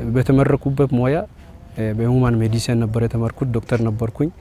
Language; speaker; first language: Amharic; early bilingual, heritage; Amharic